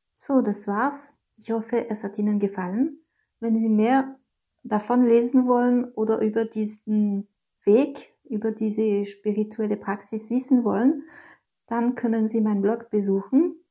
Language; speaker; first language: German; non-native, fluent; French